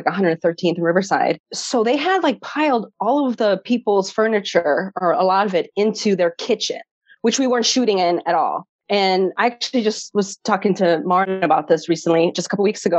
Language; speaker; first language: English; early bilingual, other home language; Polish